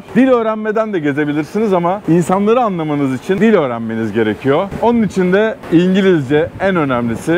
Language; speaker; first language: Turkish; native; Turkish